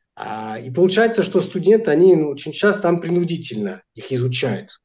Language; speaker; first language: Russian; non-native, fluent; Portuguese